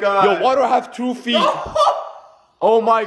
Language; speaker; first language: English; native; English